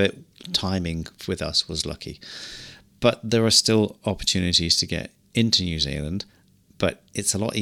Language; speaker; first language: English; native; English